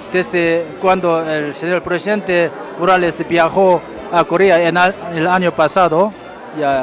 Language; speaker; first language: Spanish; non-native, fluent; Korean